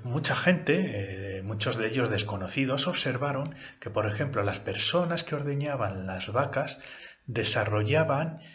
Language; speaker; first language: Spanish; native; Spanish